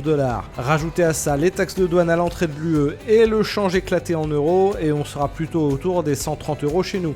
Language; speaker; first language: French; native; French